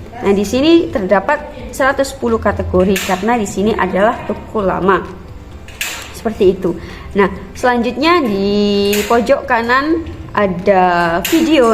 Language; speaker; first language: Indonesian; native; Indonesian